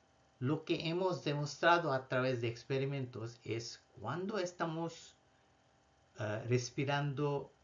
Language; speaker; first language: Spanish; non-native, fluent; Bangla